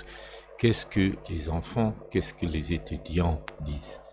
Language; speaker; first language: French; non-native, learner; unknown